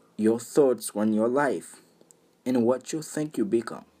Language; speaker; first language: English; non-native, fluent; Haitian Creole